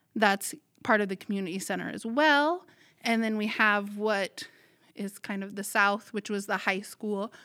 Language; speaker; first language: English; native; English